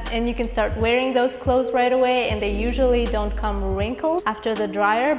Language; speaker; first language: English; non-native, fluent; Kazakh